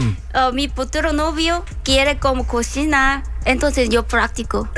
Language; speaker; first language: Spanish; non-native, learner; Korean